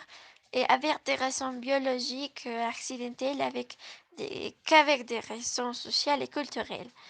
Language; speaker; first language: French; non-native, learner; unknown